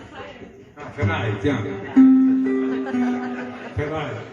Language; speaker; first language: German; non-native, fluent; Italian